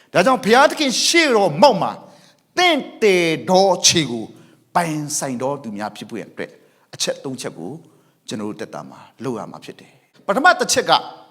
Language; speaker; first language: Burmese; non-native, local second language; Thado Chin